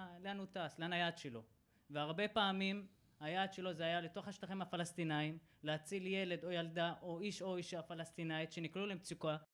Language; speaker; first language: Hebrew; non-native, local second language; Arabic